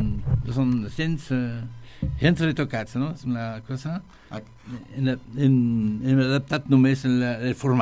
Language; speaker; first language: Catalan; non-native, learner; French